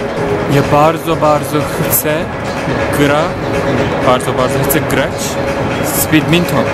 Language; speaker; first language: Polish; non-native, learner; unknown